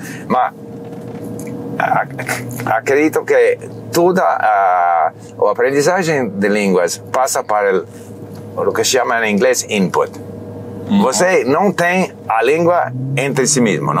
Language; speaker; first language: Portuguese; non-native, fluent; English